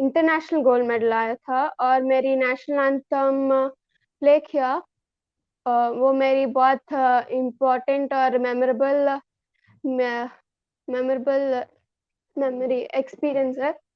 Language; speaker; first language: Hindi; non-native, local second language; Telugu